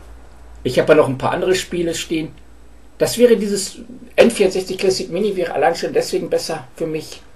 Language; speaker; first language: German; native; German